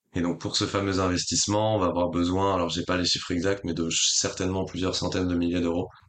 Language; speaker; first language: French; native; French